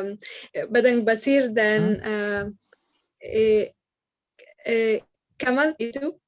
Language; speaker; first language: Indonesian; non-native, learner; Arabic